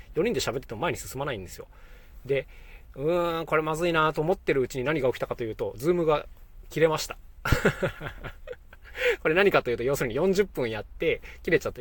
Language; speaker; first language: Japanese; native; Japanese